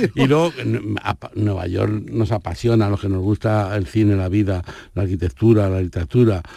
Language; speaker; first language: Spanish; native; Spanish